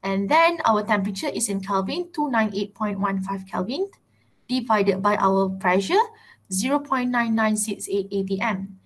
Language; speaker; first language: English; non-native, local second language; Malay